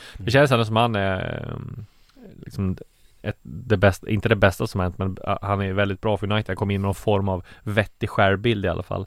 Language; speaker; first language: Swedish; native; Swedish